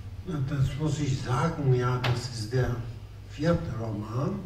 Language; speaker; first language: German; non-native, fluent; Polish